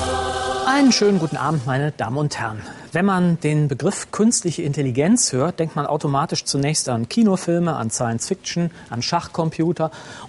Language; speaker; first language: German; native; German